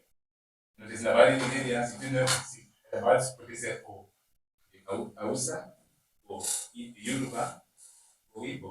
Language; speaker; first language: Spanish; non-native, learner; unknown